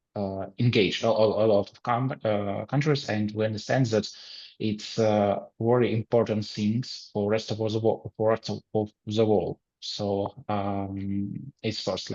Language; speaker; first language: English; non-native, learner; Ukrainian